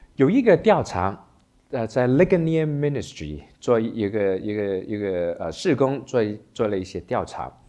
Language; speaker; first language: Chinese; non-native, local second language; Cantonese